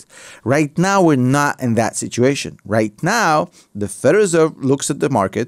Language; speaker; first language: English; native; English